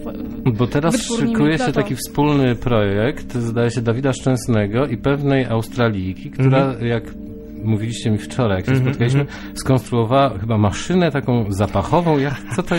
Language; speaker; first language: Polish; native; Polish